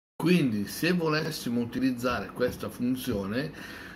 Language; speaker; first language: Italian; native; Italian